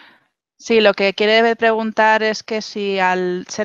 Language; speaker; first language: Spanish; native; Spanish